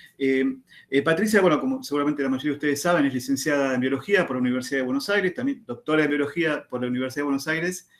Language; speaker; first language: Spanish; native; Spanish